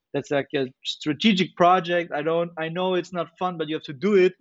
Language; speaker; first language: English; non-native, fluent; German